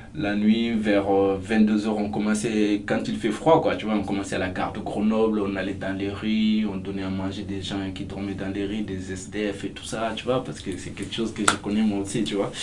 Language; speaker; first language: French; non-native, local second language; Fula